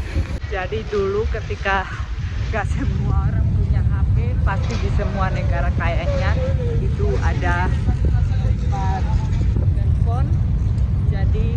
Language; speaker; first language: Indonesian; non-native, fluent; Spanish